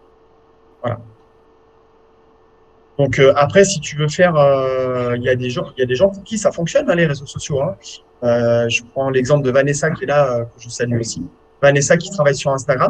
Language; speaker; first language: French; native; French